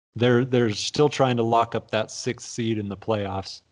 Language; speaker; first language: English; native; English